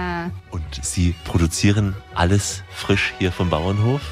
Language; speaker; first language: German; native; German